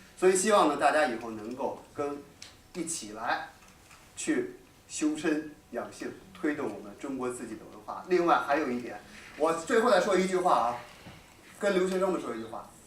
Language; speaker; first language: Chinese; native; Chinese